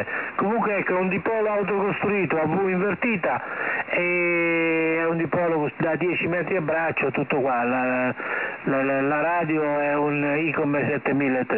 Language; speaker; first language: Italian; native; Italian